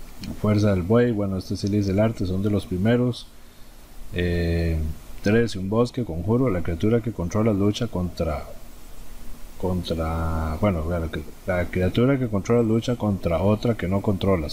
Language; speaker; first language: Spanish; native; Spanish